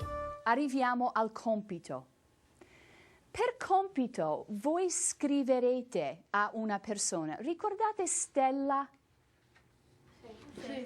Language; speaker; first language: Italian; non-native, fluent; English